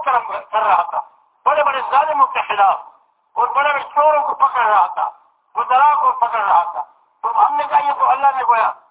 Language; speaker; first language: Urdu; non-native, local second language; Pashto